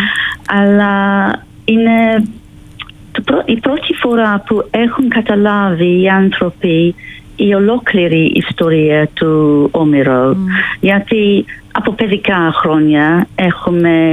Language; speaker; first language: Greek; non-native, fluent; English